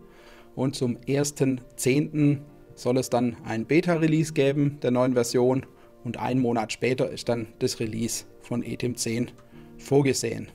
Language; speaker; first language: German; native; German